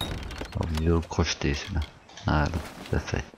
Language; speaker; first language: French; native; French